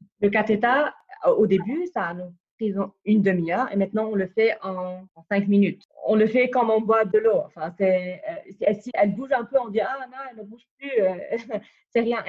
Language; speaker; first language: French; non-native, fluent; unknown